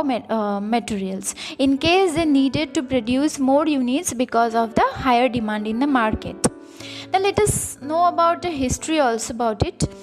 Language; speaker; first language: English; non-native, local second language; Bangla